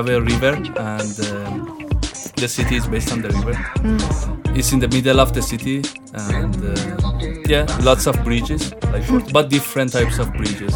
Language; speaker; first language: English; non-native, fluent; Persian